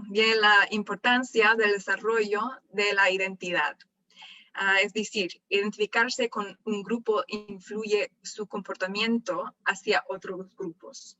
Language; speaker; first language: Spanish; non-native, fluent; English